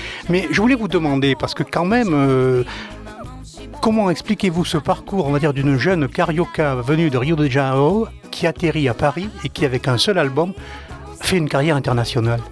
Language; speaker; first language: French; native; French